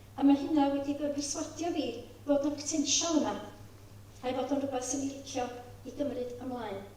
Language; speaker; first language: Welsh; native; Welsh